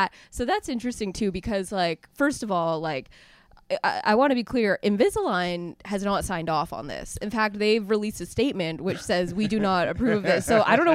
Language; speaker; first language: English; native; English